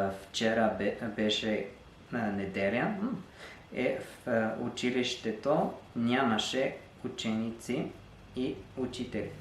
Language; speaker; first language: Bulgarian; non-native, learner; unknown